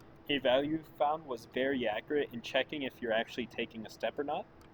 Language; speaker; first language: English; native; English